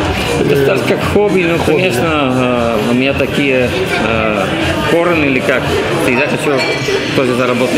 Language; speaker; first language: Russian; non-native, learner; Dutch